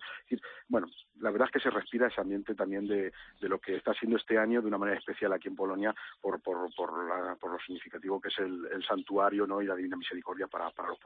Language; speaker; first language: Spanish; native; Spanish